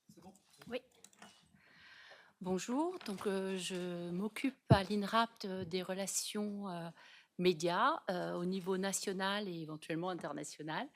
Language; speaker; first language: French; native; French